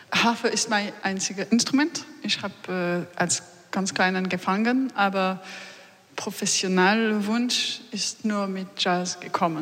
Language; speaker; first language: German; non-native, learner; French